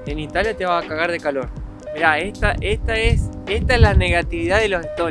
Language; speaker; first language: Spanish; native; Spanish